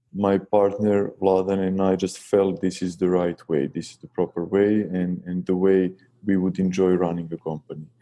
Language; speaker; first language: English; non-native, fluent; Serbian